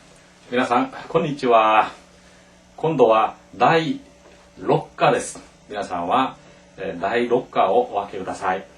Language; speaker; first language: Japanese; non-native, fluent; Korean